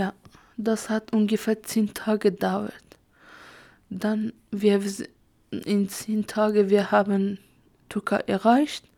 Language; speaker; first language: German; non-native, learner; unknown